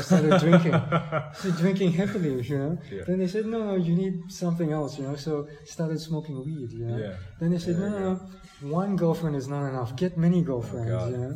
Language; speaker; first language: English; native; English